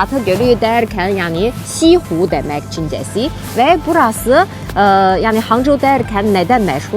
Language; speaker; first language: Turkish; non-native, fluent; Chinese